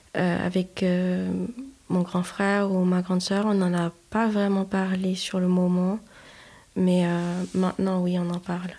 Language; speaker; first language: French; non-native, local second language; Haitian Creole